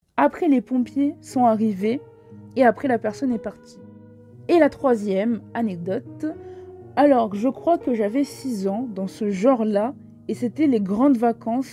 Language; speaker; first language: French; native; French